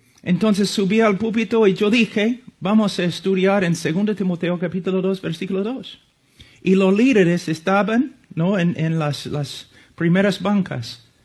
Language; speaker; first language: Spanish; non-native, fluent; English